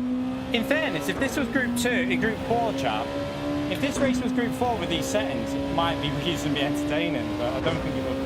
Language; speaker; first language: English; native; English